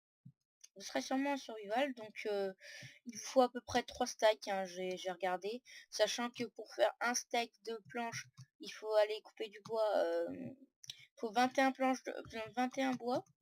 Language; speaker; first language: French; native; French